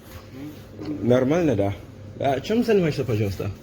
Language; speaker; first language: Russian; non-native, learner; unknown